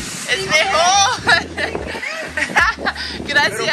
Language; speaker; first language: Spanish; non-native, learner; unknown